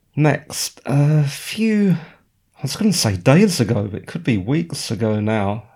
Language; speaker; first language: English; native; English